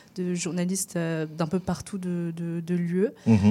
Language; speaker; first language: French; native; French